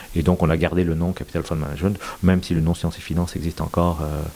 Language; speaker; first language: French; native; French